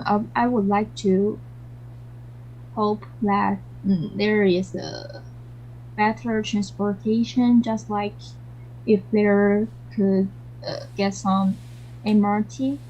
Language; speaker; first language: English; non-native, learner; Chinese